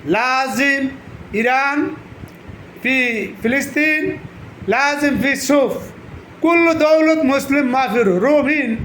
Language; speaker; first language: Arabic; non-native, learner; Bangla